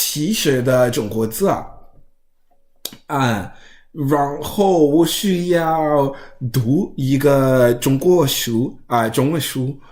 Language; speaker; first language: Chinese; non-native, learner; English